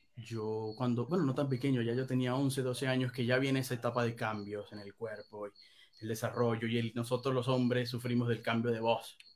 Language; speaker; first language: Spanish; native; Spanish